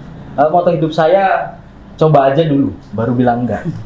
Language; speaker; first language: Indonesian; non-native, local second language; Javanese